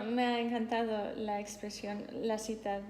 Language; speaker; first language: Spanish; non-native, fluent; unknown